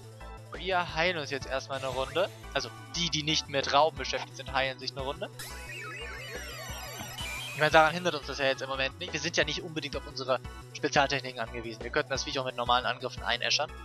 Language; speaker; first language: German; native; German